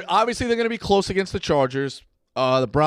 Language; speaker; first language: English; native; English